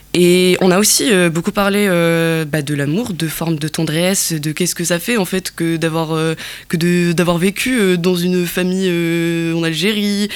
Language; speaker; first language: French; non-native, local second language; Kabyle